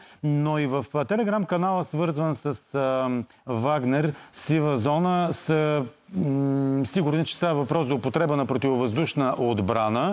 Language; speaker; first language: Bulgarian; native; Bulgarian